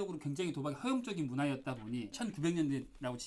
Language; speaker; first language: Korean; native; Korean